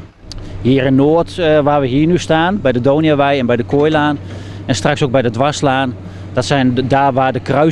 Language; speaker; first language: Dutch; native; Dutch